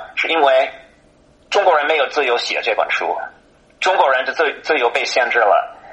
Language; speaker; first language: Chinese; non-native, fluent; English